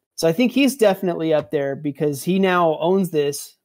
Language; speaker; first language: English; native; English